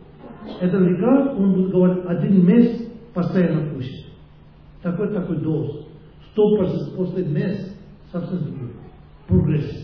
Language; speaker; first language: Russian; non-native, learner; Tibetan